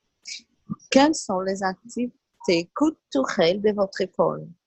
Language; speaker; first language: French; non-native, learner; Portuguese